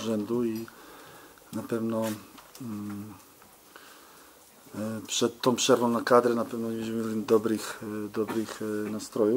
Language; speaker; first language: Polish; non-native, fluent; Serbian